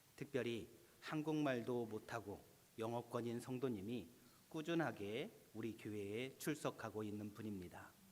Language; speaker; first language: Korean; native; Korean